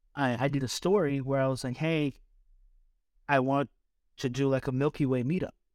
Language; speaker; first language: English; native; English